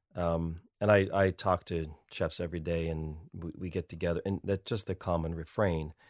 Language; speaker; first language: English; native; English